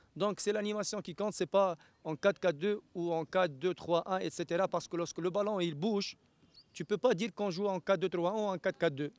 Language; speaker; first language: French; non-native, local second language; Arabic